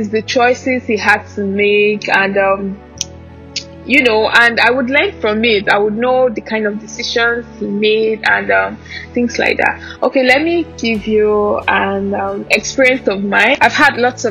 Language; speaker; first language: English; non-native, local second language; Igbo